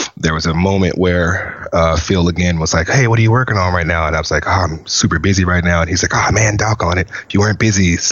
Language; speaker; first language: English; native; English